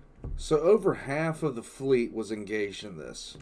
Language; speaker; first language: English; native; English